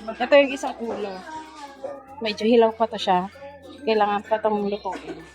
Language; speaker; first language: Filipino; non-native, local second language; Bikol